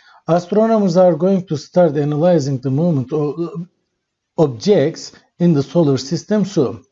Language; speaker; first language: English; non-native, fluent; Turkish